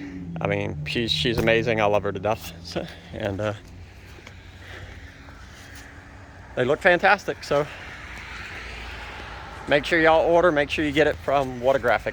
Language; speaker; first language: English; native; English